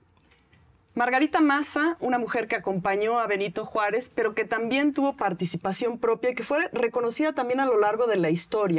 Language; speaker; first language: Spanish; native; Spanish